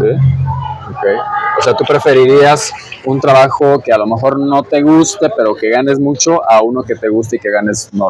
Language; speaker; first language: Spanish; native; Spanish